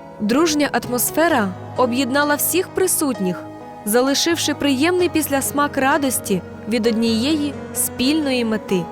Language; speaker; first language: Ukrainian; native; Ukrainian